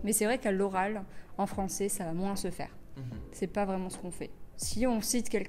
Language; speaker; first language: French; native; French